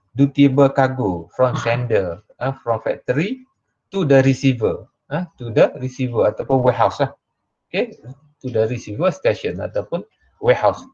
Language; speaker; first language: English; non-native, local second language; Malay